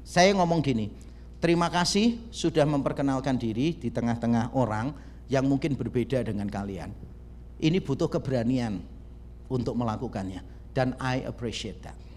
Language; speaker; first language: Indonesian; native; Indonesian